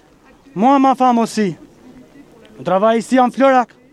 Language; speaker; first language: French; non-native, learner; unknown